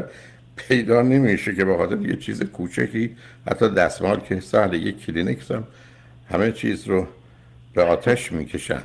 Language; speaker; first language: Persian; native; Persian